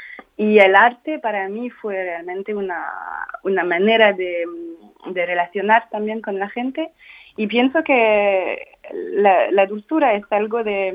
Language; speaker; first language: Spanish; non-native, fluent; French